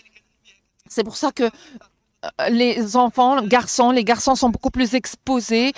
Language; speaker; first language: French; non-native, local second language; Arabic